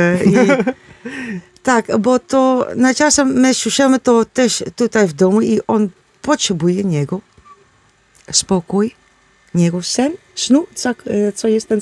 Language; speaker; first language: Polish; non-native, learner; Dutch